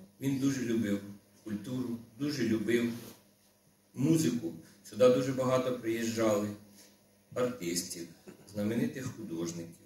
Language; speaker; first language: Ukrainian; native; Ukrainian